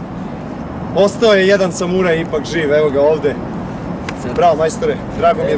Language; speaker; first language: Serbian; native; Serbian